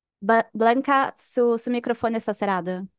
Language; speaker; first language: Spanish; non-native, fluent; Portuguese